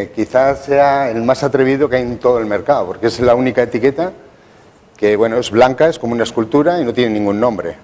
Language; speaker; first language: Spanish; native; Spanish